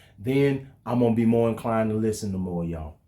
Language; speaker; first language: English; native; English